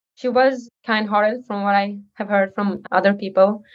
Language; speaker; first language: English; early bilingual, other home language; Uzbek